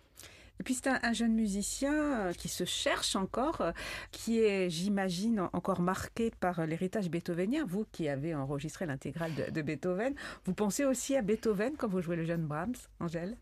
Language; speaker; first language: French; native; French